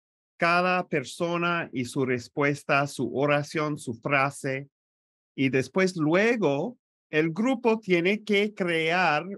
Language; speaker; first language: Spanish; non-native, fluent; French